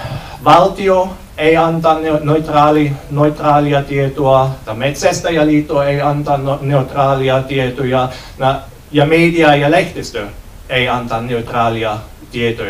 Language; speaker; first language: Finnish; non-native, learner; German